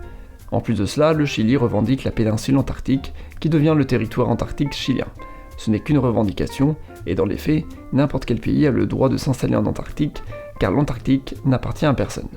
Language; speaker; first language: French; native; French